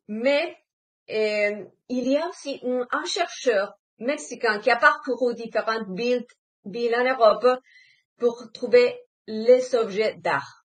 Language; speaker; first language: French; non-native, fluent; Spanish